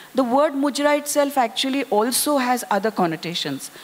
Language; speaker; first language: English; non-native, local second language; Hindi